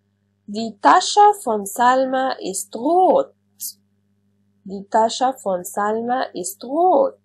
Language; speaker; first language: German; non-native, fluent; Arabic